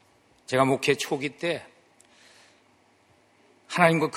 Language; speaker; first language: Korean; native; Korean